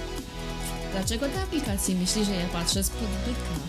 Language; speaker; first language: Polish; native; Polish